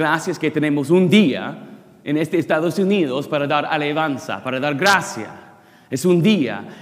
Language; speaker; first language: Spanish; non-native, learner; English